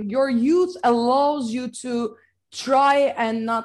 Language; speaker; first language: English; non-native, fluent; Turkish